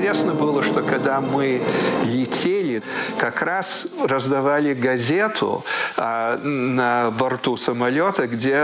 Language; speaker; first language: Russian; early bilingual, heritage; Russian